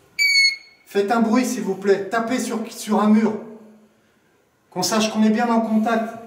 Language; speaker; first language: French; native; French